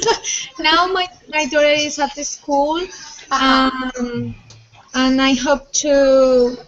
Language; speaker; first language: English; non-native, learner; Spanish